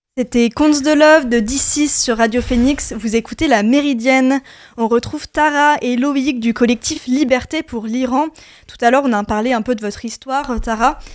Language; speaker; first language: French; native; French